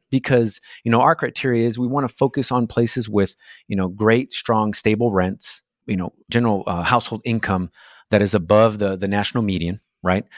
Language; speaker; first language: English; non-native, fluent; Portuguese